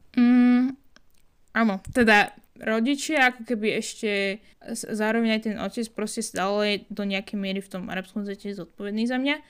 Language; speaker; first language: Slovak; non-native, fluent; Arabic